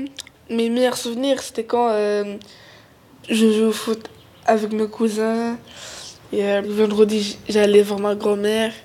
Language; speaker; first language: French; early bilingual, other home language; Arabic